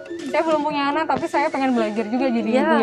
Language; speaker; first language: Indonesian; native; Indonesian